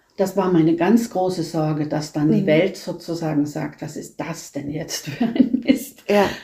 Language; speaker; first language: German; non-native, fluent; Norwegian